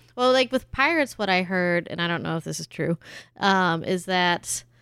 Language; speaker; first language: English; early bilingual, other home language; German